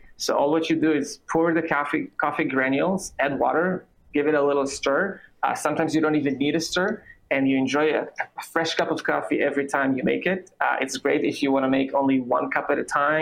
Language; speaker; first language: English; non-native, fluent; Hebrew